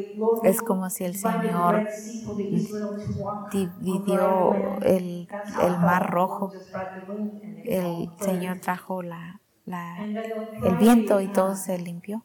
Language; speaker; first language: Spanish; early bilingual, heritage; Spanish